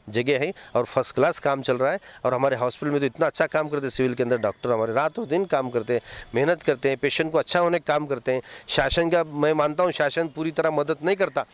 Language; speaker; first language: Hindi; non-native, local second language; Urdu